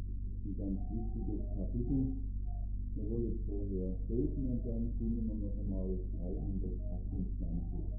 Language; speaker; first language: German; native; German